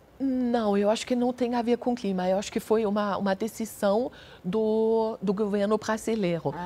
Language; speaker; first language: Portuguese; non-native, fluent; German